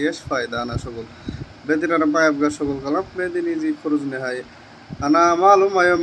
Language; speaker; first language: Arabic; non-native, learner; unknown